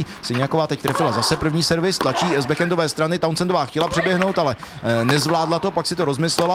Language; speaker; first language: Czech; native; Czech